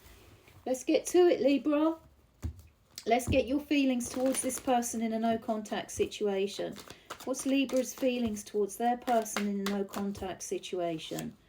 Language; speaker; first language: English; native; English